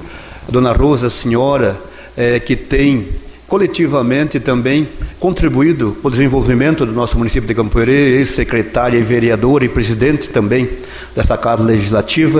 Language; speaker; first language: Portuguese; native; Portuguese